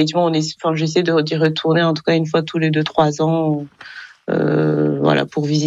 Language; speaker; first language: French; non-native, local second language; Kinyarwanda